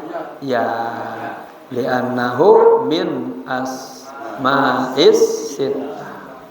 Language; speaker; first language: Arabic; non-native, fluent; Indonesian